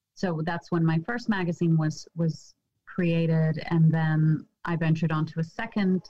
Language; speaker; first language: English; native; English